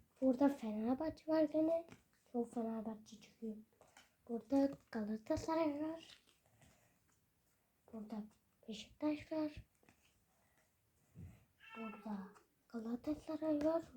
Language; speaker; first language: Turkish; early bilingual, heritage; Turkish